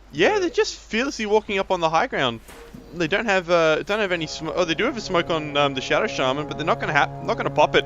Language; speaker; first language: English; native; English